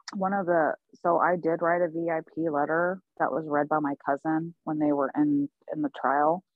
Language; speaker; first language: English; native; English